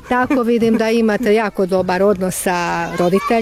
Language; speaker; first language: Croatian; native; Croatian